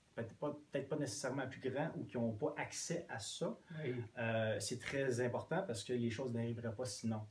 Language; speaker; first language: French; non-native, fluent; English